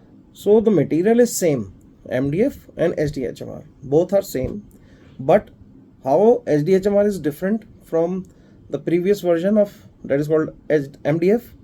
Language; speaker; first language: English; non-native, local second language; Hindi